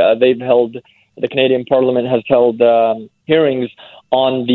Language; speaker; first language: English; native; English